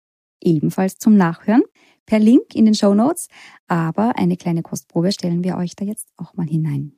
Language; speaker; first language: German; native; German